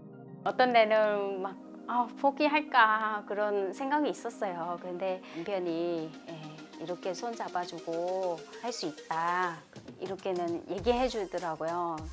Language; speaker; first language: Korean; non-native, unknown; Vietnamese